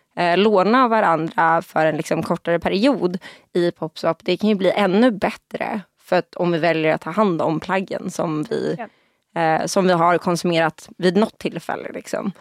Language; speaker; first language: Swedish; early bilingual, other home language; Portuguese